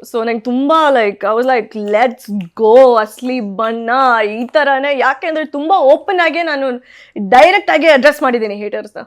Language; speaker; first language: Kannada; early bilingual, heritage; Kannada